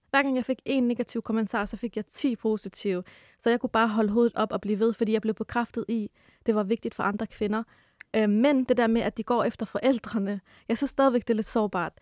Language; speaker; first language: Danish; early bilingual, other home language; Arabic